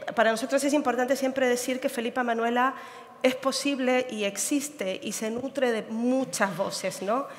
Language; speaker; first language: Spanish; native; Spanish